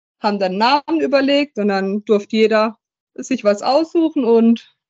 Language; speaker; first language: German; native; German